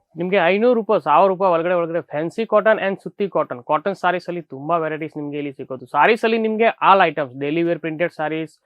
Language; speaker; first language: Kannada; non-native, fluent; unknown